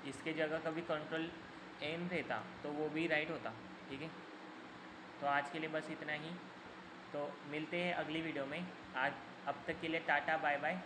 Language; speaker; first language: Hindi; non-native, local second language; Marathi